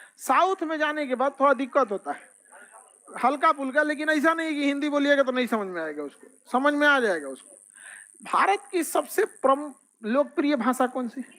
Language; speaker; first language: Hindi; native; Hindi